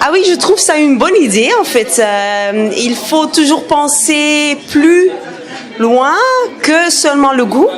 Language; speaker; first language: French; non-native, fluent; English